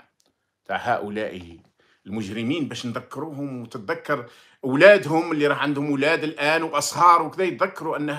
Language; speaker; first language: Arabic; native; Arabic